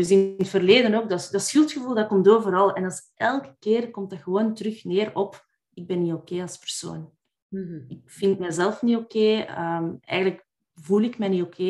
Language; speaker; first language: Dutch; native; Dutch